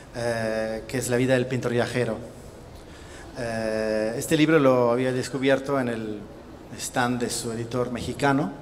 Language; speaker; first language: Spanish; non-native, fluent; German